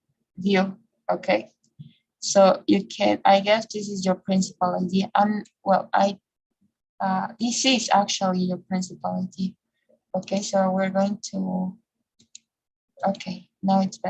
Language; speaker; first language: English; non-native, fluent; Spanish